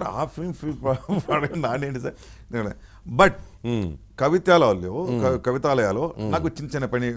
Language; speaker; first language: Telugu; non-native, local second language; Tamil